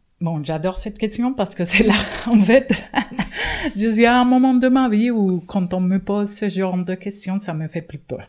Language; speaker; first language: French; non-native, fluent; Spanish